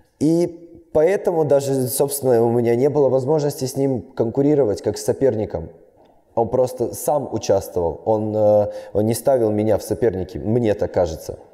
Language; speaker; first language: Russian; native; Russian